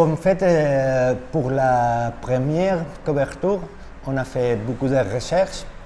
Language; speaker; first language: French; non-native, learner; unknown